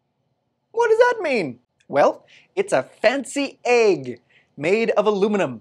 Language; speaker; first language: English; native; English